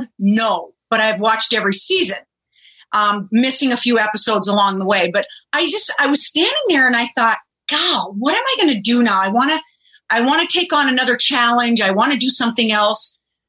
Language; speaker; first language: English; early bilingual, other home language; German